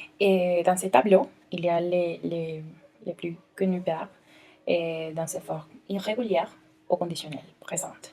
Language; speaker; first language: French; non-native, learner; Spanish